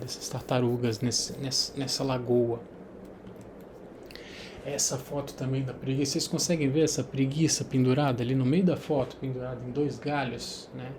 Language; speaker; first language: Portuguese; native; Portuguese